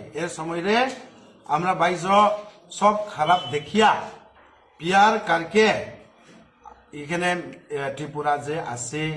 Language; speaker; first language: Bangla; non-native, local second language; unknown